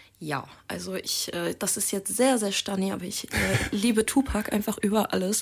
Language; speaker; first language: German; native; German